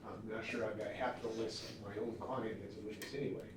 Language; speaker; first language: English; native; English